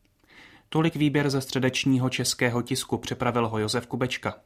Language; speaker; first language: Czech; native; Czech